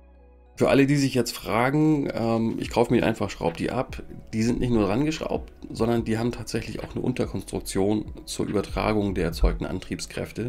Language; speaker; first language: German; native; German